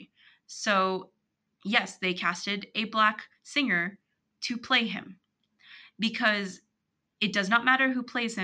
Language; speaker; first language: English; native; English